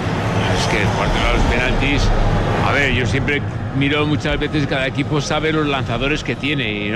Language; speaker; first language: Spanish; native; Spanish